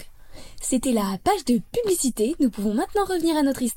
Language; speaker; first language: French; native; French